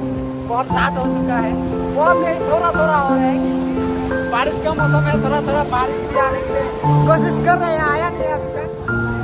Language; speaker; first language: Hindi; non-native, local second language; Assamese